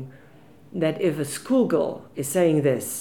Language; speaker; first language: English; non-native, local second language; Afrikaans